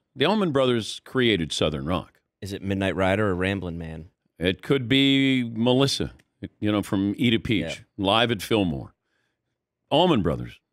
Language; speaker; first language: English; native; English